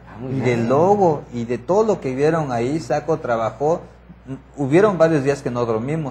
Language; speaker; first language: Spanish; native; Spanish